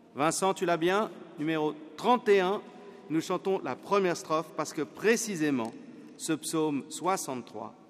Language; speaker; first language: French; native; French